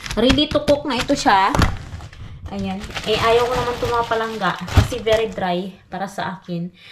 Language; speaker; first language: Filipino; non-native, local second language; Cebuano